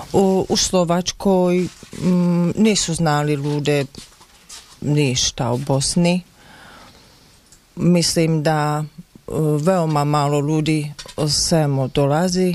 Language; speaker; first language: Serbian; non-native, learner; Slovak